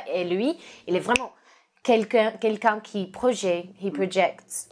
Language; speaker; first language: French; non-native, learner; English